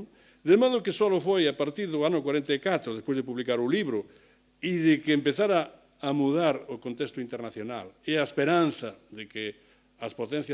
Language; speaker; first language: Galician; native; Galician